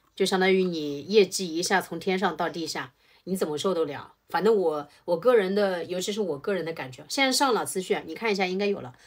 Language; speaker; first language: Chinese; native; Chinese